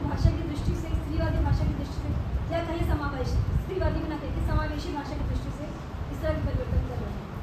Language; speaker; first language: Hindi; native; Hindi